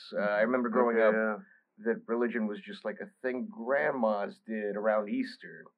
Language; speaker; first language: English; early bilingual, other home language; Bulgarian